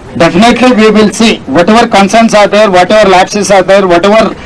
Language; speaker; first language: English; non-native, local second language; Telugu